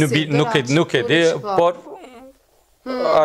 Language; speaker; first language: Albanian; non-native, learner; Turkish